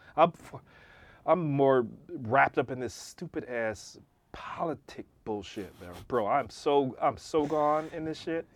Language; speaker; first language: English; native; English